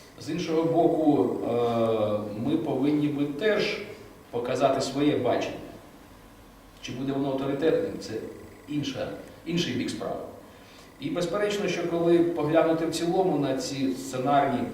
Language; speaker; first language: Ukrainian; native; Ukrainian